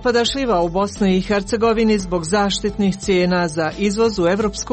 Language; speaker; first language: Croatian; native; Croatian